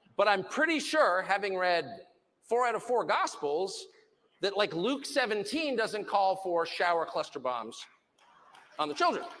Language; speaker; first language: English; native; English